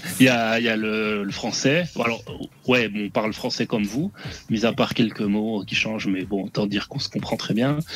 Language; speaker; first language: French; native; French